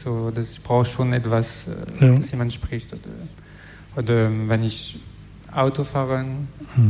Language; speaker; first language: German; non-native, learner; French